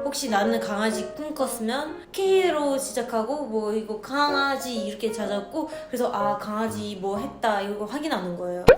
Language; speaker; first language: Korean; non-native, fluent; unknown